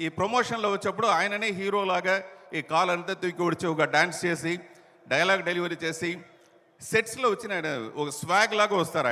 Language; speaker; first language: Telugu; non-native, local second language; Tamil